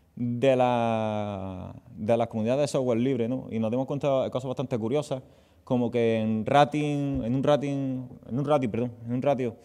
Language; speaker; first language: Spanish; native; Spanish